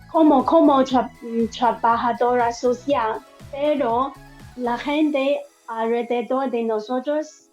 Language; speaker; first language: Spanish; non-native, learner; Chinese